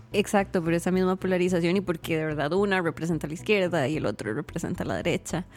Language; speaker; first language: Spanish; native; Spanish